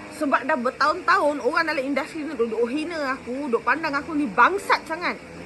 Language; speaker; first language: Malay; native; Malay